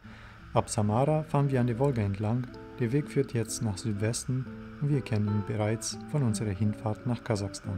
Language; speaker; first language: German; native; German